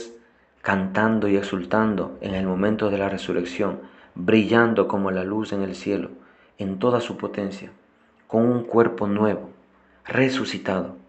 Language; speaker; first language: Spanish; non-native, fluent; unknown